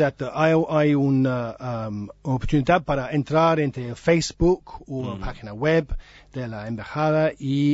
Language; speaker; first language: Spanish; non-native, learner; English